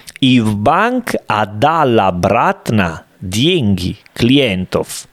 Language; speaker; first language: Russian; non-native, learner; Italian